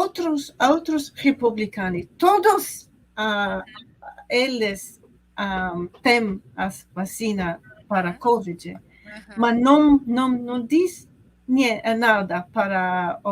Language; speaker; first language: Portuguese; non-native, learner; English